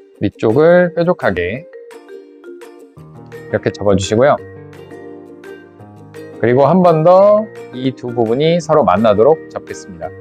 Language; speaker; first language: Korean; native; Korean